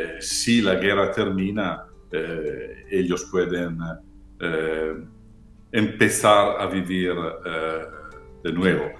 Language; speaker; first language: Spanish; non-native, fluent; Italian